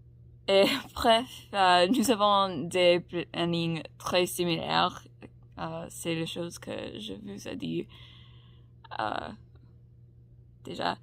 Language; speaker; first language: French; non-native, learner; English